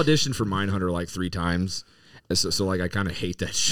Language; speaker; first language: English; native; English